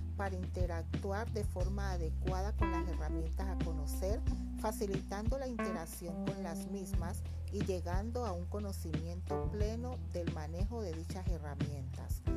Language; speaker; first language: Spanish; native; Spanish